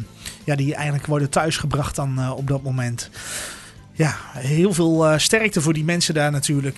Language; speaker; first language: Dutch; native; Dutch